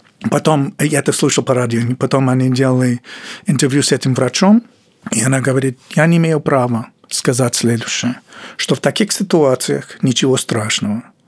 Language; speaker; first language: Russian; non-native, fluent; English